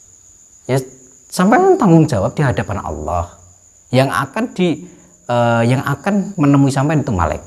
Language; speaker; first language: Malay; non-native, local second language; Javanese